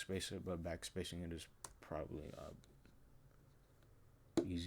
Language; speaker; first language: English; native; English